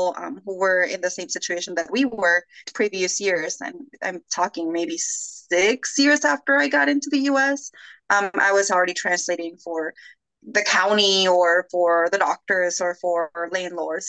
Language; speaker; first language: English; early bilingual, other home language; Spanish